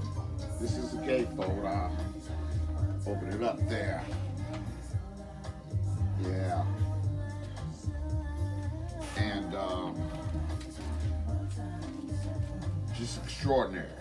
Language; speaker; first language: English; native; English